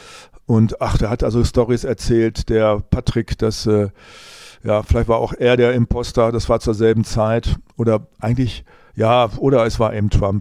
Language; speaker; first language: German; native; German